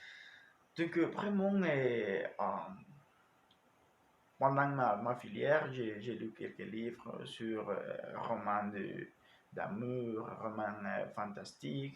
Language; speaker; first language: French; non-native, learner; Spanish